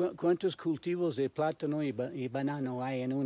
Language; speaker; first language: Spanish; non-native, fluent; English